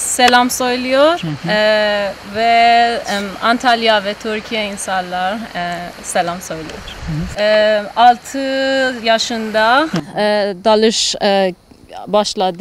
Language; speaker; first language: Turkish; non-native, learner; Persian